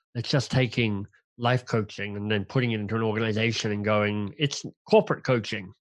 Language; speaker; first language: English; native; English